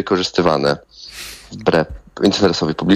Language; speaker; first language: Polish; native; Polish